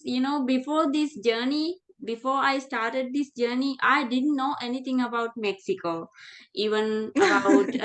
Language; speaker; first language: English; non-native, fluent; Sinhala